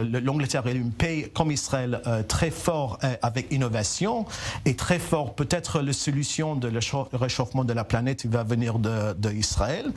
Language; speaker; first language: French; non-native, learner; English